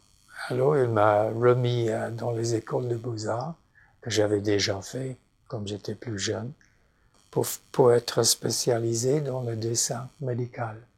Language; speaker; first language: French; non-native, fluent; English